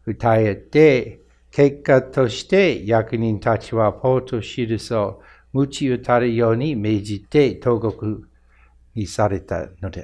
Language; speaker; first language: Japanese; non-native, fluent; English